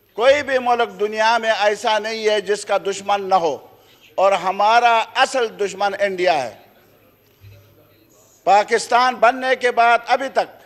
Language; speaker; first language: Urdu; non-native, local second language; Khowar